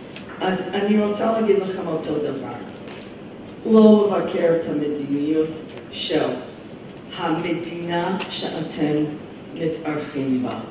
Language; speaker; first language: Hebrew; non-native, fluent; English